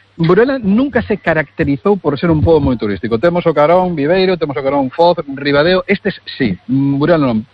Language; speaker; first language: Galician; non-native, local second language; Spanish